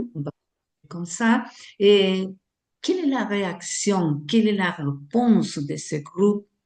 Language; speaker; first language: French; non-native, fluent; Spanish